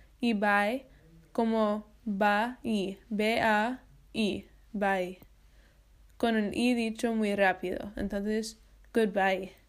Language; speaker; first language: Spanish; non-native, learner; English